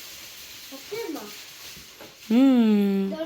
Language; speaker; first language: Swedish; early bilingual, other home language; Bangla